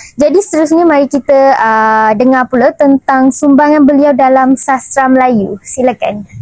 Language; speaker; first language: Malay; non-native, local second language; Tamil